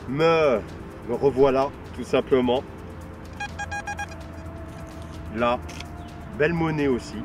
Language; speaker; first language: French; native; French